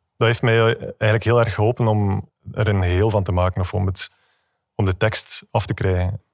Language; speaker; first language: Dutch; native; Dutch